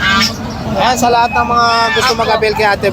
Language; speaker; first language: Filipino; native; Filipino